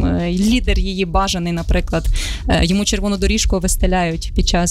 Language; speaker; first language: Ukrainian; native; Ukrainian